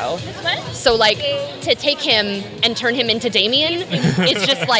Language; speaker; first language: English; native; English